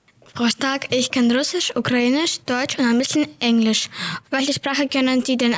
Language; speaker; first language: German; early bilingual, other home language; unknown